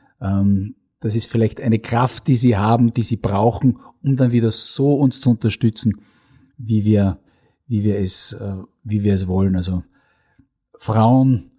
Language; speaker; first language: German; native; German